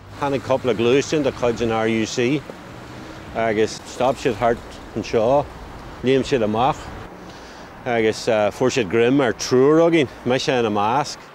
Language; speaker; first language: Irish; non-native, local second language; English